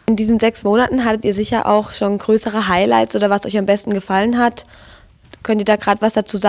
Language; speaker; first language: German; native; German